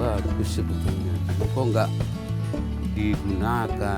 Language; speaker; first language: Indonesian; native; Indonesian